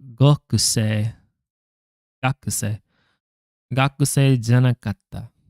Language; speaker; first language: Japanese; non-native, learner; English